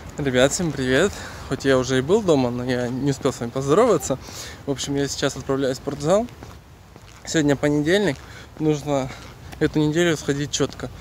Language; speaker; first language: Russian; native; Russian